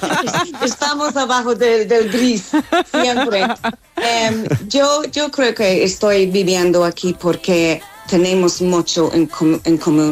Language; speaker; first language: Spanish; non-native, fluent; English